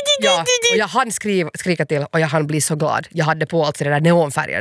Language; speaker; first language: Swedish; native; Swedish